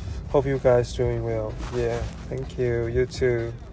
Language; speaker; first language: English; non-native, learner; Chinese